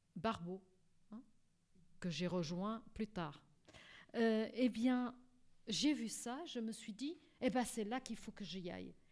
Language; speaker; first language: French; early bilingual, other home language; Portuguese